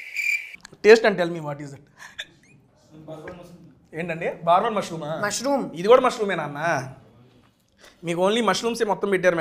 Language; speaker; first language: Telugu; native; Telugu